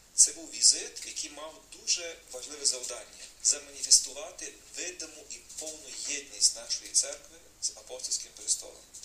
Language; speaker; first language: Ukrainian; native; Ukrainian